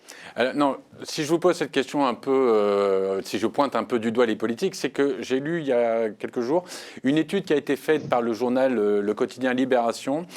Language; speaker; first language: French; native; French